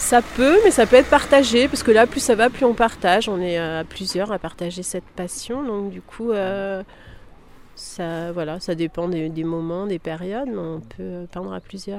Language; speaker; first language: French; native; French